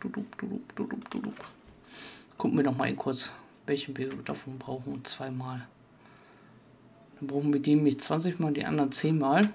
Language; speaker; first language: German; native; German